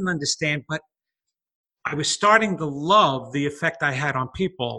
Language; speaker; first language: English; native; English